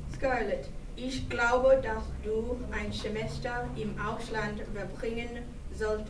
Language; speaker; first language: German; non-native, learner; English